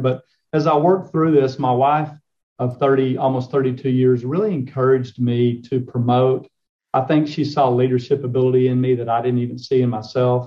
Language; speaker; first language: English; native; English